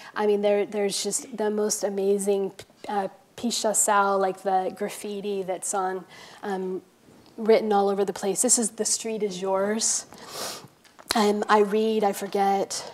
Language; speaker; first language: English; native; English